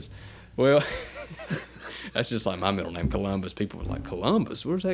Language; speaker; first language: English; native; English